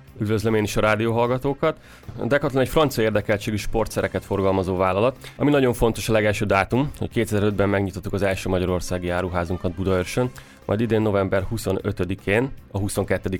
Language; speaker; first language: Hungarian; native; Hungarian